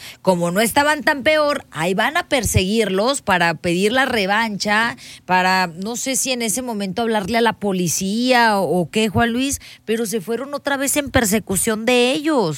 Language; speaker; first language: Spanish; native; Spanish